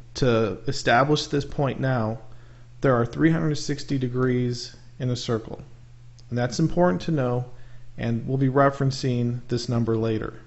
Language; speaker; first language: English; native; English